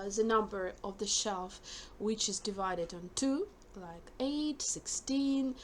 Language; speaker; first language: English; non-native, fluent; Ukrainian